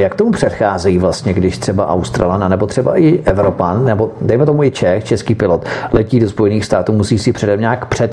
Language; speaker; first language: Czech; native; Czech